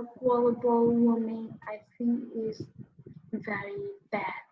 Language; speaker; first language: English; non-native, learner; Vietnamese